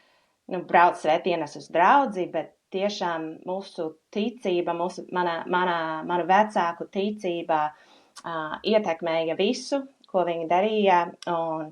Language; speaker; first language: Latvian; non-native, fluent; English